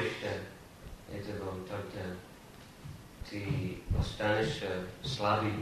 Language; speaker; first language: Russian; non-native, fluent; English